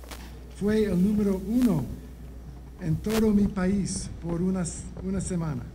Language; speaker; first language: Spanish; non-native, learner; English